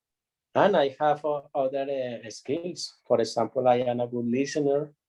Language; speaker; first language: English; non-native, learner; Spanish